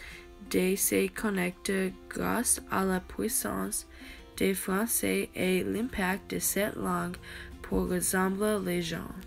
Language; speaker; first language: French; non-native, learner; English